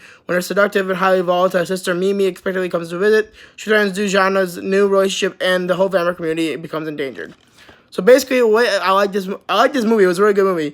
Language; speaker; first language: English; native; English